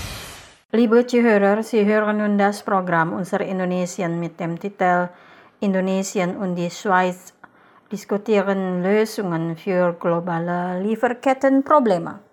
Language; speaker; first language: German; non-native, fluent; Indonesian